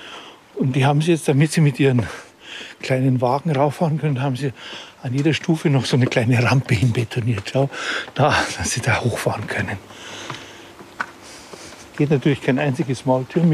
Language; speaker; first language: German; native; German